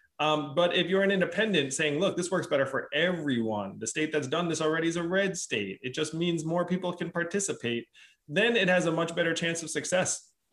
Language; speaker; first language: English; native; English